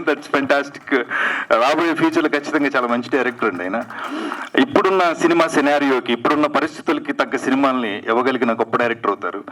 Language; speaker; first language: Telugu; native; Telugu